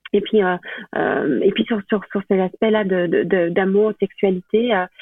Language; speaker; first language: French; native; French